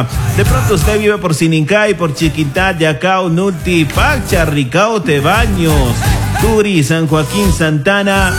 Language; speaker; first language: Spanish; native; Spanish